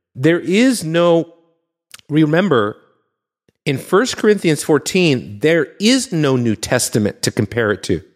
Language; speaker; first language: English; native; English